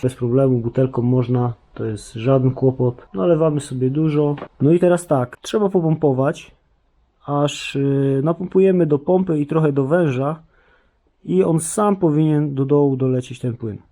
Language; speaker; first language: Polish; native; Polish